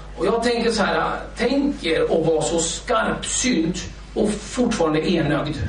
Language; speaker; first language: Swedish; early bilingual, other home language; Kurdish